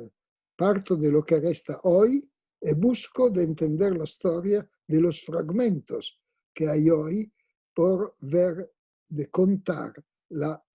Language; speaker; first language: Spanish; non-native, fluent; Italian